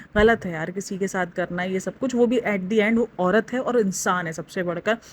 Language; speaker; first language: Urdu; native; Urdu